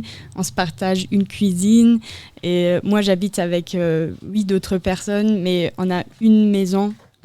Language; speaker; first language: French; non-native, fluent; German